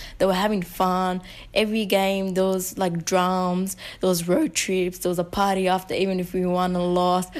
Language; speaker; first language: English; native; English